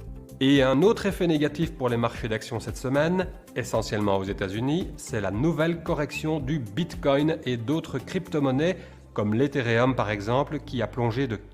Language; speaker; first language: French; native; French